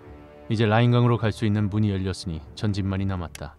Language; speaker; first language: Korean; native; Korean